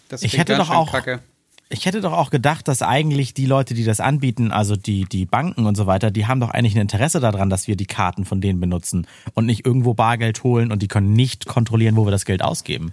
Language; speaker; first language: German; native; German